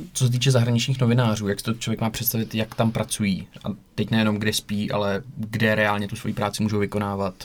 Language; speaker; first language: Czech; native; Czech